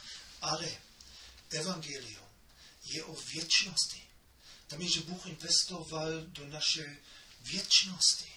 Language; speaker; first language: Czech; non-native, fluent; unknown